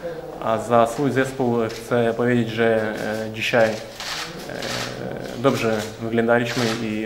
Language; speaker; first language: Polish; non-native, learner; Ukrainian